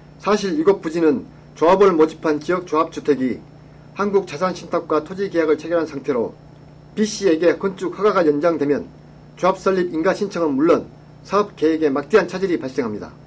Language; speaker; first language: Korean; native; Korean